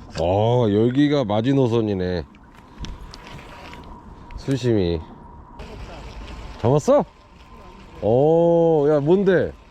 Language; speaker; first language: Korean; native; Korean